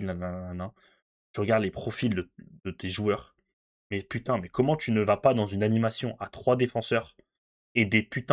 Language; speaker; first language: French; native; French